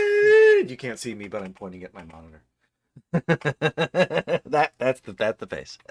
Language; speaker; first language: English; native; English